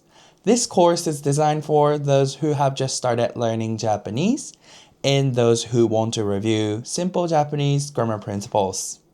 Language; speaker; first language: English; non-native, fluent; Japanese